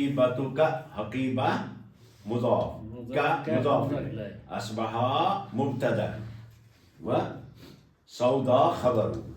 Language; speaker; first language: Arabic; non-native, fluent; Kashmiri